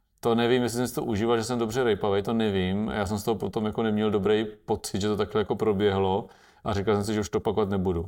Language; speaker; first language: Czech; native; Czech